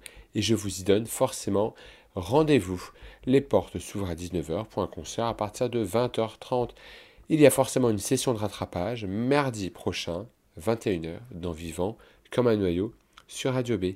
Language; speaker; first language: French; native; French